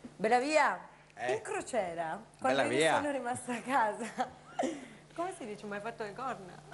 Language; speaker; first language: Italian; native; Italian